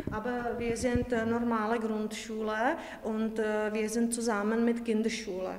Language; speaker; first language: German; non-native, learner; Czech